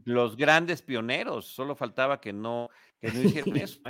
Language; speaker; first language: Spanish; native; Spanish